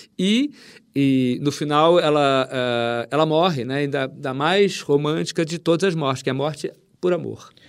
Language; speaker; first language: Portuguese; native; Portuguese